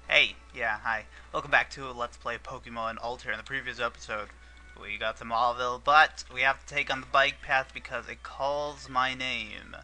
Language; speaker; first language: English; native; English